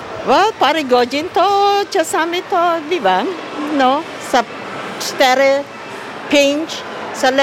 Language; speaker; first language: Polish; non-native, learner; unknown